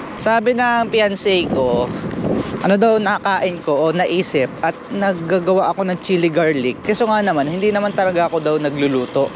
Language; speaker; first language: Filipino; native; Filipino